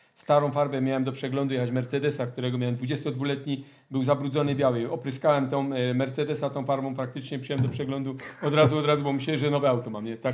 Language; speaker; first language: Polish; native; Polish